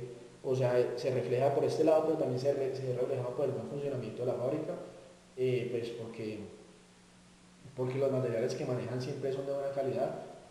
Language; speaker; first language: Spanish; native; Spanish